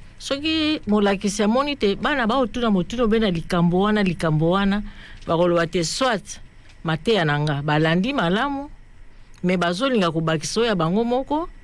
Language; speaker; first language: Lingala; native; Lingala